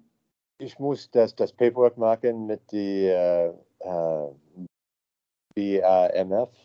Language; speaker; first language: German; non-native, learner; English